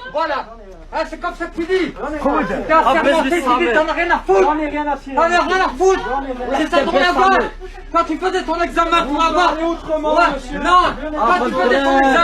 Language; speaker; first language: French; native; French